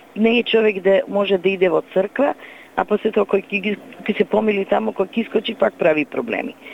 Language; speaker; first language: Macedonian; non-native, local second language; Romany